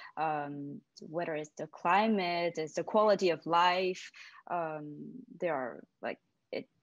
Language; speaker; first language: English; non-native, fluent; Chinese